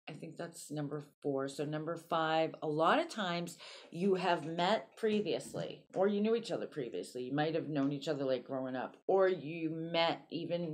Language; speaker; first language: English; native; English